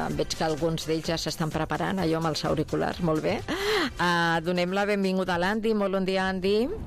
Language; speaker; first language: Catalan; native; Catalan